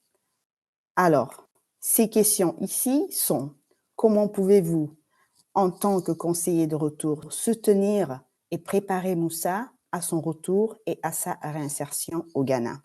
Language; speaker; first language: French; non-native, fluent; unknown